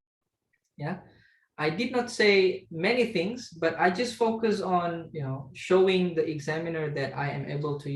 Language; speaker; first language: English; non-native, fluent; Indonesian